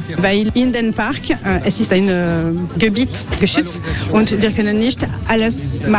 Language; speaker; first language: German; non-native, learner; French